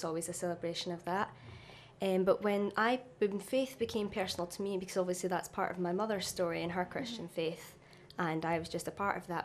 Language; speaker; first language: English; native; English